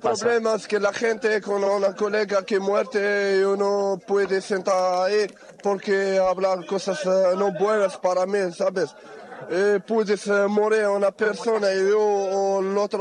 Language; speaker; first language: Spanish; non-native, learner; Arabic